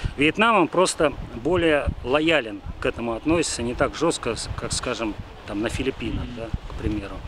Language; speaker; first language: Russian; native; Russian